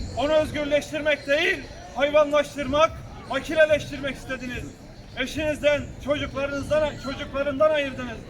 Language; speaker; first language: Turkish; native; Turkish